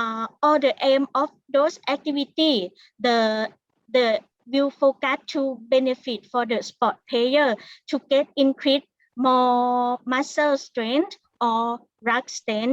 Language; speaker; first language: English; non-native, learner; Thai